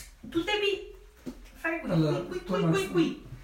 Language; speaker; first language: Italian; non-native, learner; Spanish